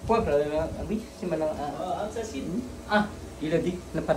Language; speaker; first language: French; non-native, local second language; Malagasy